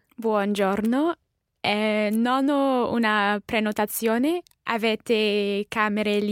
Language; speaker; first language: Italian; non-native, learner; English